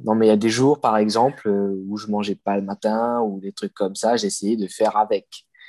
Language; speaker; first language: French; non-native, local second language; Morisyen